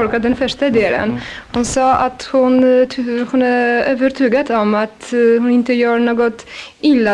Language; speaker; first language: Swedish; non-native, fluent; Polish